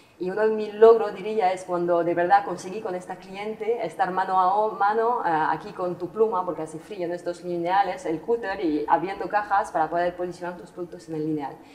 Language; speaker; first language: Spanish; non-native, fluent; French